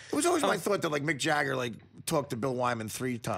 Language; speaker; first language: English; native; English